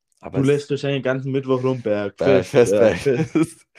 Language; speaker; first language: German; native; German